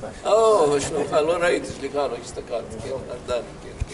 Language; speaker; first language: Hebrew; non-native, fluent; Greek